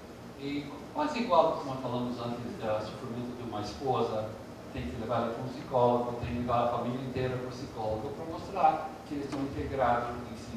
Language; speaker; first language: Portuguese; early bilingual, heritage; Portuguese